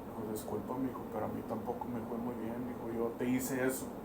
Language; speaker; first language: Spanish; early bilingual, heritage; Spanish